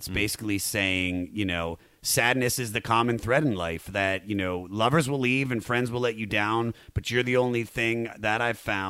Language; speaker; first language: English; native; English